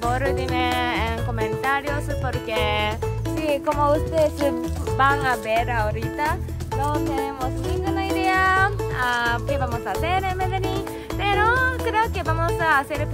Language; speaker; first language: Spanish; non-native, learner; Japanese